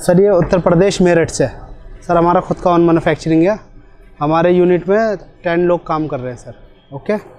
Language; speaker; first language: Hindi; native; Hindi